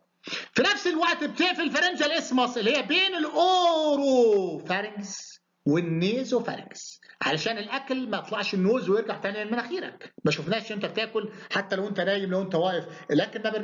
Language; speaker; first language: Arabic; native; Arabic